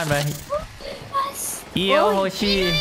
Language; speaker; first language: Japanese; non-native, learner; Thai